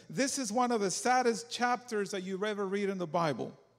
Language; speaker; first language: English; non-native, fluent; Spanish